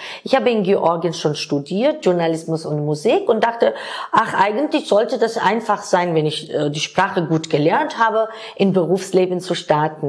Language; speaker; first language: German; non-native, fluent; Georgian